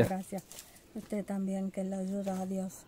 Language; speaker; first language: Spanish; non-native, local second language; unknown